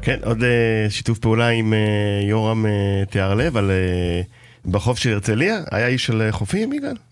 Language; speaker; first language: Hebrew; native; Hebrew